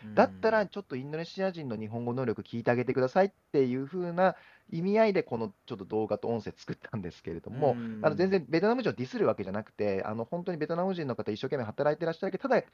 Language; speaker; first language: Japanese; native; Japanese